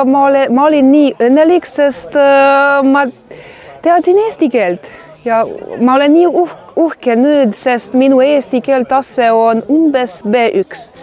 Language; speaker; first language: Estonian; non-native, learner; Croatian